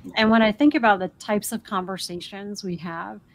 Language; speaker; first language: English; native; English